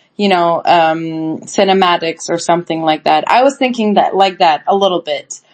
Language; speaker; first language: English; non-native, fluent; Turkish